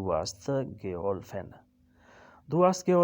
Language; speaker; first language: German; non-native, learner; Urdu